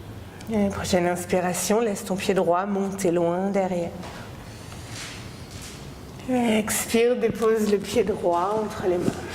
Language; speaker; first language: French; native; French